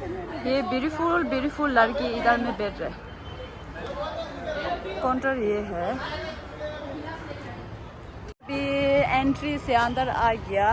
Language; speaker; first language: Hindi; non-native, fluent; Tibetan